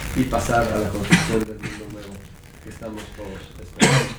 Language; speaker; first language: Spanish; native; Spanish